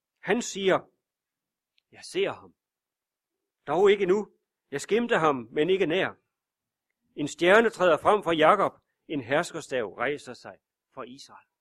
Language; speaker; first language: Danish; native; Danish